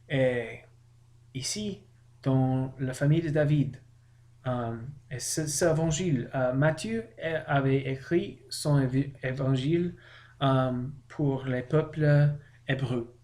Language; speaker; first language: French; non-native, learner; English